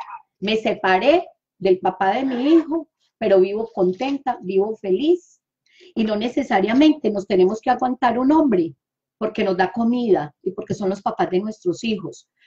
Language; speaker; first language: Spanish; native; Spanish